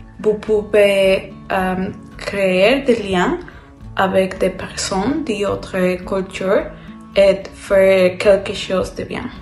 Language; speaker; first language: French; non-native, fluent; Spanish